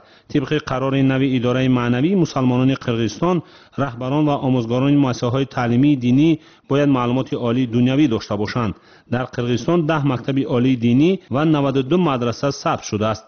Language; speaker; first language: Tajik; native; Tajik